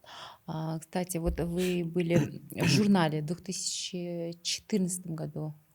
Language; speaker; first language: Russian; non-native, local second language; Kazakh